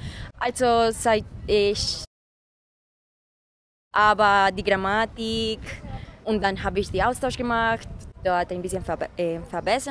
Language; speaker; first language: German; non-native, learner; Spanish